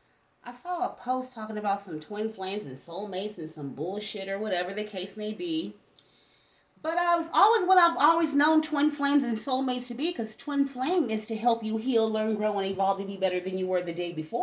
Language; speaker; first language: English; native; English